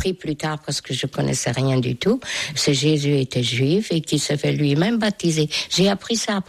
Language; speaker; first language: French; non-native, fluent; Hungarian